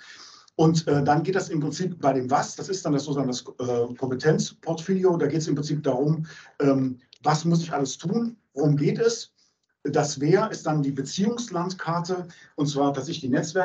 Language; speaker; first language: German; native; German